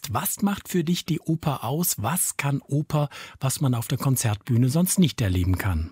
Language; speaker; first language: German; native; German